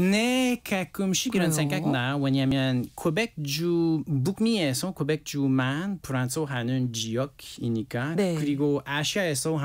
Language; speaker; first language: Korean; non-native, learner; French